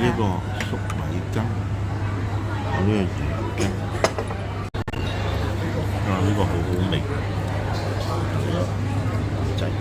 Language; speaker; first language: Cantonese; native; Cantonese